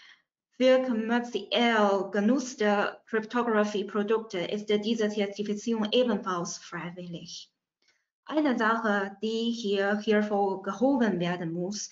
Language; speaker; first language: German; non-native, fluent; Chinese